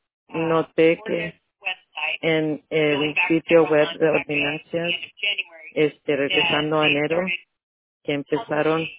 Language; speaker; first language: Spanish; early bilingual, heritage; Spanish